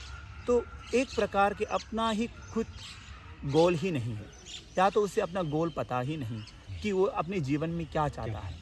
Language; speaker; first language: Hindi; non-native, local second language; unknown